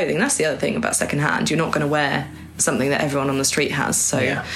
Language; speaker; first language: English; native; English